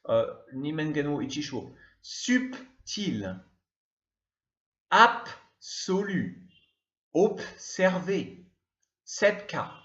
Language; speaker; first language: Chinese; non-native, learner; French